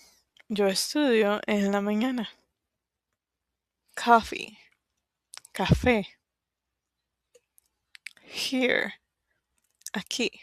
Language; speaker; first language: Spanish; non-native, fluent; English